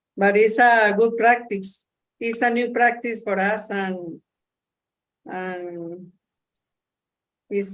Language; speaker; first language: English; non-native, learner; Spanish